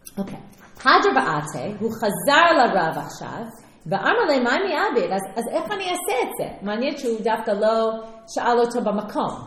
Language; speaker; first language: Hebrew; non-native, fluent; English